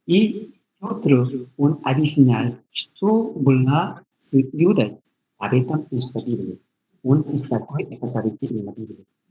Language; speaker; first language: Russian; non-native, learner; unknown